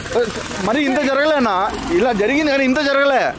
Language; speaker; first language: Telugu; native; Telugu